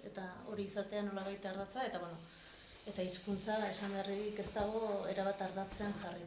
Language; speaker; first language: Basque; native; Basque